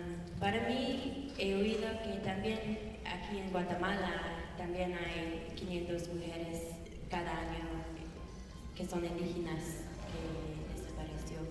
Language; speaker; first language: Spanish; non-native, learner; English